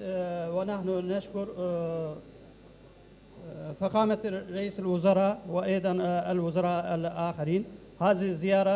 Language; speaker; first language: Arabic; non-native, learner; Turkish